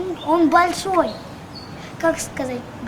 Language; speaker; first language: Russian; non-native, local second language; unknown